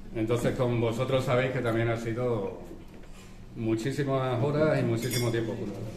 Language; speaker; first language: Spanish; native; Spanish